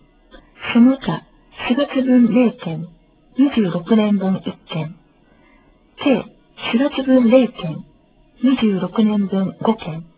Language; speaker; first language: Japanese; native; Japanese